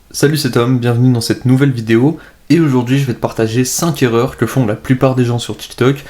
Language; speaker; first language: French; native; French